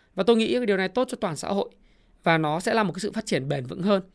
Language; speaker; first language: Vietnamese; native; Vietnamese